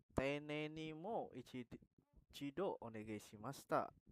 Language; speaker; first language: Japanese; non-native, learner; Indonesian